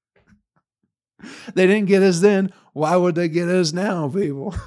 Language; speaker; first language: English; native; English